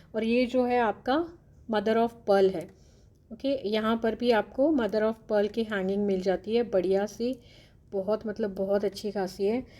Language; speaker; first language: Hindi; non-native, local second language; Telugu